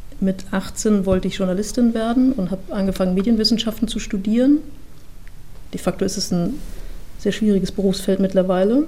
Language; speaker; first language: German; native; German